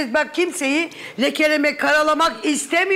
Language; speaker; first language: Turkish; native; Turkish